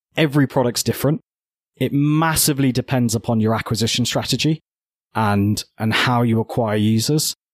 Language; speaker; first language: English; native; English